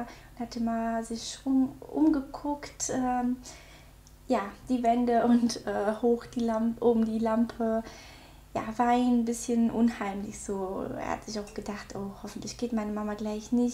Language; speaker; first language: German; native; German